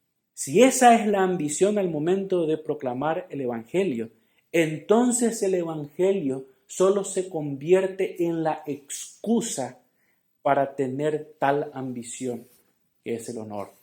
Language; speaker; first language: Spanish; native; Spanish